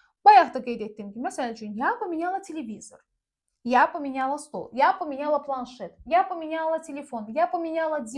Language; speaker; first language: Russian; non-native, fluent; Azerbaijani